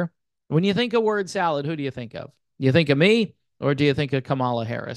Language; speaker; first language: English; native; English